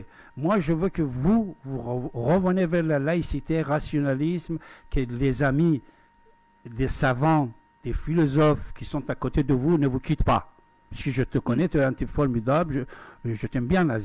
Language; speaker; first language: French; non-native, fluent; Persian